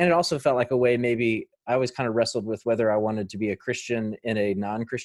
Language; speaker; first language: English; native; English